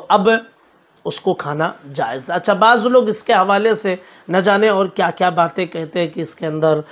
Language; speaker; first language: Urdu; native; Urdu